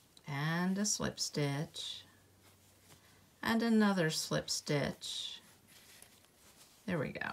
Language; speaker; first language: English; native; English